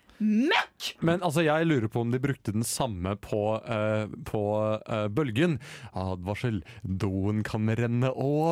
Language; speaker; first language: Norwegian; native; Norwegian